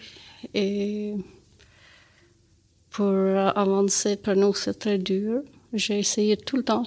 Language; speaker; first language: French; non-native, learner; Albanian